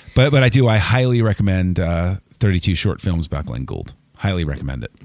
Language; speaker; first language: English; native; English